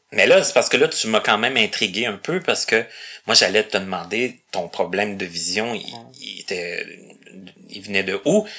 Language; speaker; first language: French; native; French